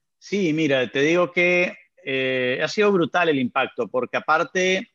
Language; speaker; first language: Spanish; native; Spanish